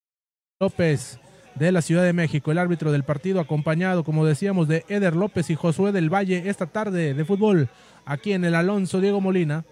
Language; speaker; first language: Spanish; native; Spanish